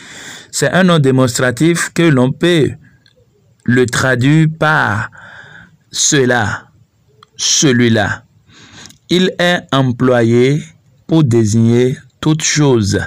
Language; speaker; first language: French; non-native, local second language; Fon